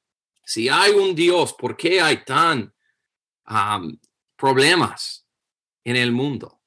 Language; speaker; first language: Spanish; non-native, fluent; English